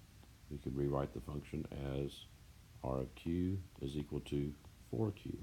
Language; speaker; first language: English; native; English